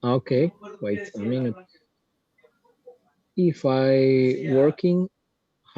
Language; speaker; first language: English; non-native, learner; Spanish